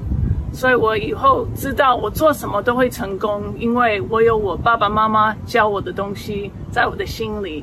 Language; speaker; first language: Chinese; early bilingual, heritage; Chinese